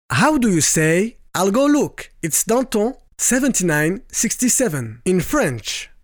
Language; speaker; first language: English; non-native, fluent; French